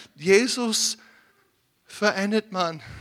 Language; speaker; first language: German; non-native, learner; English